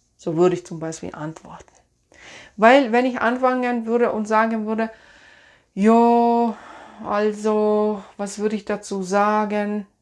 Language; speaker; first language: German; non-native, fluent; Finnish